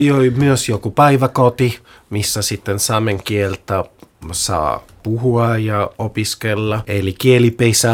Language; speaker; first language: Finnish; non-native, fluent; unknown